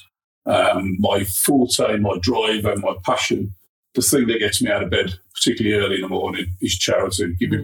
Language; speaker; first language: English; native; English